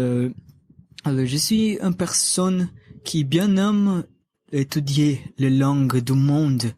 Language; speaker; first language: French; non-native, learner; Portuguese